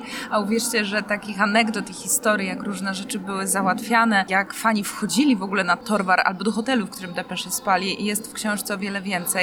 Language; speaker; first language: Polish; native; Polish